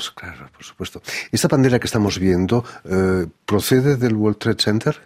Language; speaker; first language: Spanish; native; Spanish